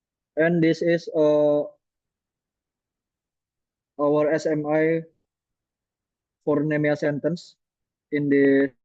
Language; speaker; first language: English; non-native, learner; Indonesian